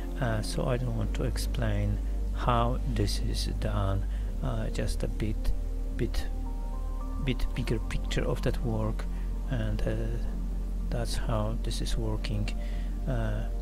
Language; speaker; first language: English; non-native, learner; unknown